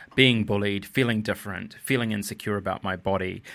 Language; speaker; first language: English; native; English